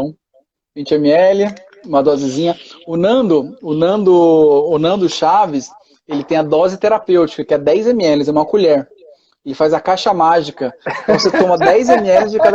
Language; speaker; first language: Portuguese; native; Portuguese